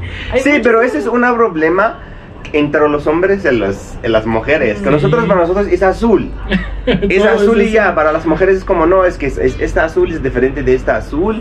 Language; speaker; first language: Spanish; non-native, fluent; Arabic